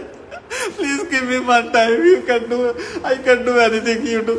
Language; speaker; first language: English; non-native, learner; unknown